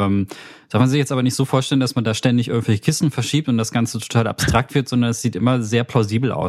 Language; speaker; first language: German; native; German